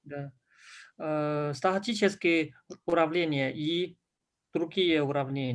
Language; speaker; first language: Russian; non-native, learner; Chinese